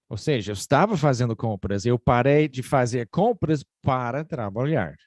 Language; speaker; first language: Portuguese; non-native, fluent; English